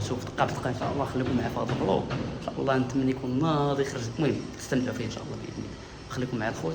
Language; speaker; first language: Arabic; native; Arabic